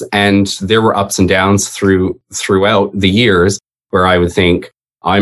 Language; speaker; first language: English; native; English